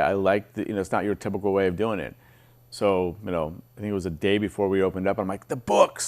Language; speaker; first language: English; native; English